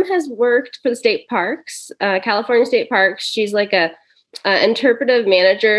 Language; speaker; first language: English; native; English